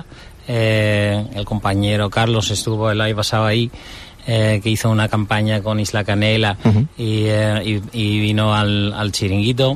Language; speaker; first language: Spanish; non-native, fluent; Dutch